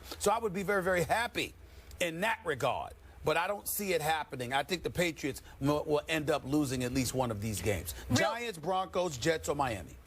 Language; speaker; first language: English; native; English